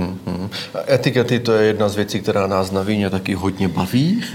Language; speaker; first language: Czech; native; Czech